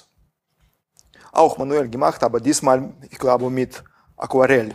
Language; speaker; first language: German; non-native, fluent; Russian